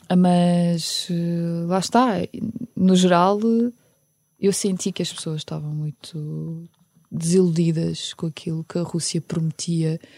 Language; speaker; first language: Portuguese; early bilingual, other home language; Ukrainian